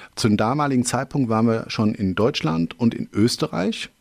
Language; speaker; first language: German; native; German